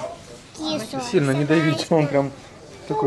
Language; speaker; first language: Russian; native; Russian